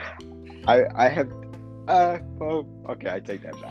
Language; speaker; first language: English; non-native, local second language; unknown